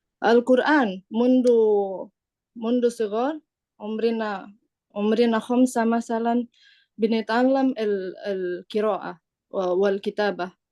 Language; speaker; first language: Arabic; non-native, learner; Indonesian